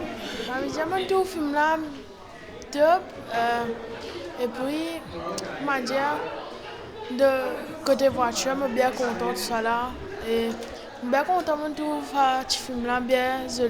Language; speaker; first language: French; non-native, local second language; Morisyen